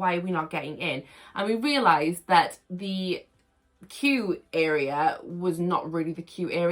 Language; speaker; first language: English; native; English